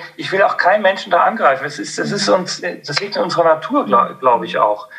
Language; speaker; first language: German; native; German